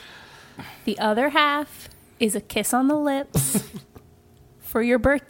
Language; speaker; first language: English; native; English